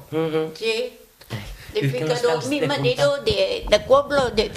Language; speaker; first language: Spanish; non-native, learner; Vietnamese